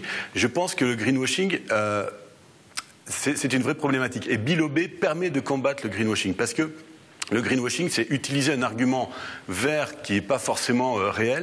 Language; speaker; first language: French; native; French